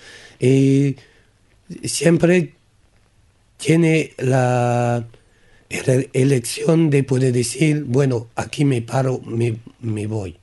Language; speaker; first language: Spanish; non-native, learner; French